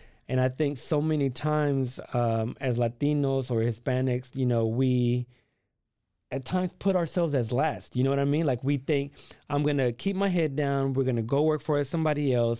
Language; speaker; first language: English; early bilingual, other home language; Spanish